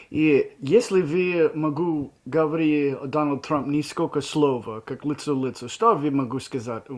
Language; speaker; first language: Russian; non-native, learner; English